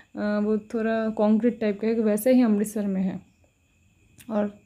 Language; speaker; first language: Hindi; non-native, local second language; Bangla